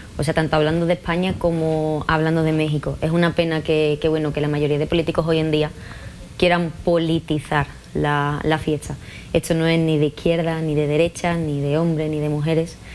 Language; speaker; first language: Spanish; native; Spanish